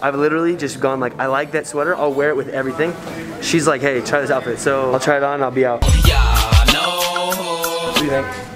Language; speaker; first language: English; native; English